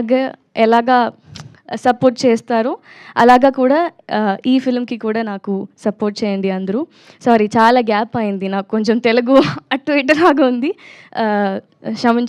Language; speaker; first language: Telugu; non-native, learner; Tamil